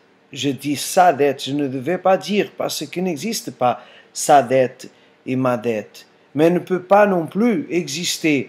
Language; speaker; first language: French; non-native, fluent; Portuguese